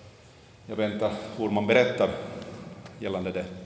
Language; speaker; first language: Swedish; non-native, local second language; Finnish